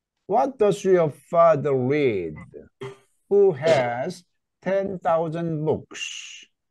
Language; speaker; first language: English; non-native, fluent; Korean